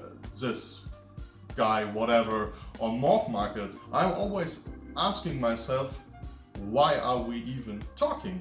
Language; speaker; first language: English; non-native, fluent; German